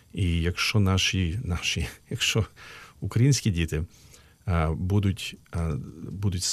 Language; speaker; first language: Ukrainian; early bilingual, heritage; Ukrainian